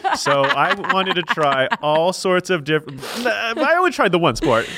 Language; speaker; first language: English; native; English